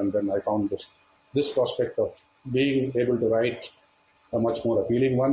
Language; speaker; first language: English; non-native, local second language; Tamil